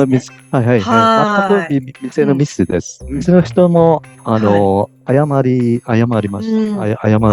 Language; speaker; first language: Japanese; non-native, fluent; Cantonese